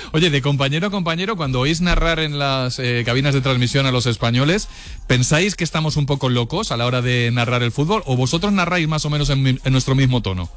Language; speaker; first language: Spanish; native; Spanish